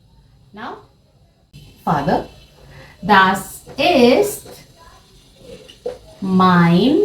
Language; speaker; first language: German; non-native, fluent; Hindi